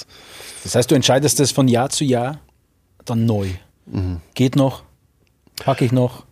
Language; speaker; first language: German; native; German